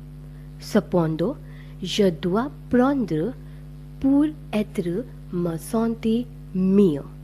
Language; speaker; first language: French; non-native, learner; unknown